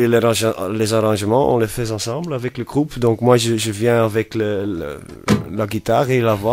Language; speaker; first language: French; non-native, fluent; Dutch